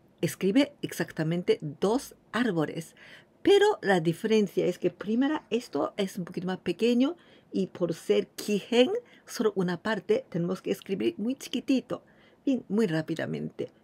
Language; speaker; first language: Spanish; non-native, fluent; Japanese